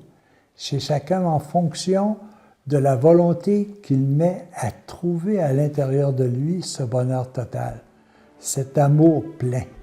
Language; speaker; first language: French; native; French